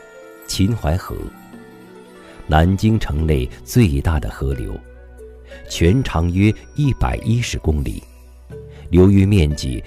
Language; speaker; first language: Chinese; native; Chinese